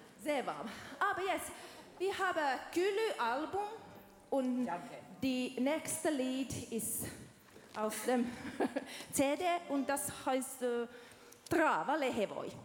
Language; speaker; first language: German; non-native, learner; Finnish